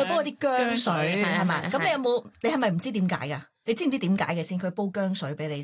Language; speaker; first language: Cantonese; native; Cantonese